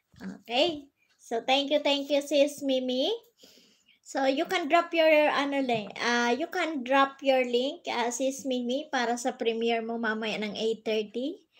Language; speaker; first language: Filipino; non-native, local second language; Bikol